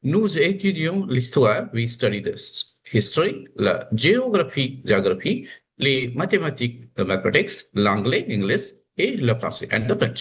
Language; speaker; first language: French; non-native, fluent; Hindi